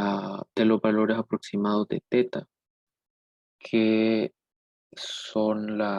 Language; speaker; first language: Spanish; native; Spanish